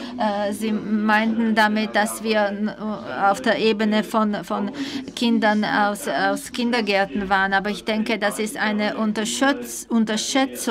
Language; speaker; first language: German; non-native, fluent; Czech